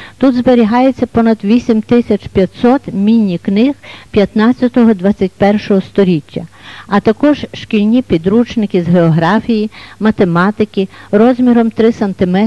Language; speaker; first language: Ukrainian; native; Ukrainian